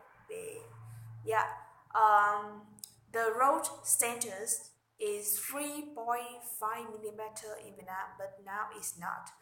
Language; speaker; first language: English; non-native, learner; Vietnamese